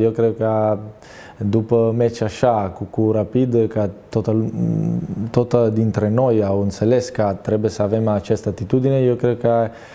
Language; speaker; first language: Romanian; non-native, learner; Italian